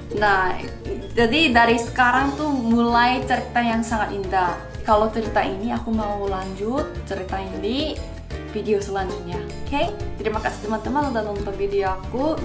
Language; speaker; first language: Indonesian; non-native, fluent; Korean